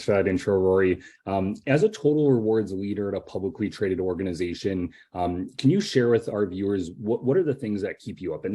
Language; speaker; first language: English; native; English